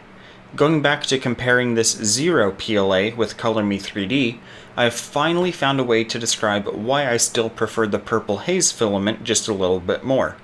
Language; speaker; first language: English; native; English